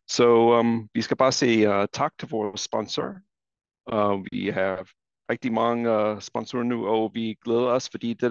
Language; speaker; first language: Danish; non-native, fluent; English